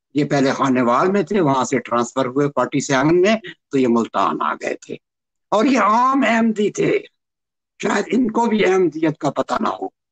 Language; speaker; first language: Urdu; native; Urdu